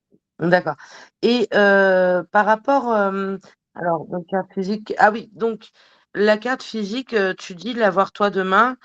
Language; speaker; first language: French; native; French